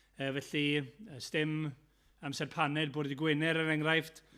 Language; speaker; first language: Welsh; native; Welsh